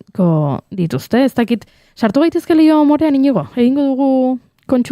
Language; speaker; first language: Basque; native; Basque